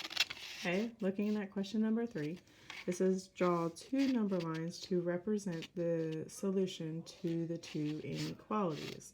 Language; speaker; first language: English; native; English